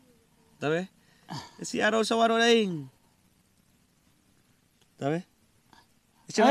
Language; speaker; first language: Portuguese; non-native, learner; Vietnamese